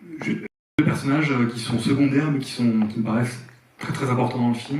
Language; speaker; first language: French; native; French